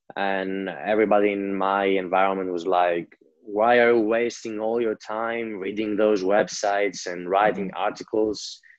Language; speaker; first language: English; non-native, fluent; Greek